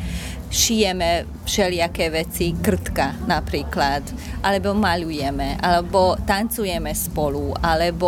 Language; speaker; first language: Slovak; non-native, local second language; Hungarian